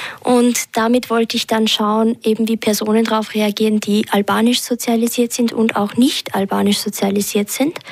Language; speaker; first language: German; early bilingual, other home language; Albanian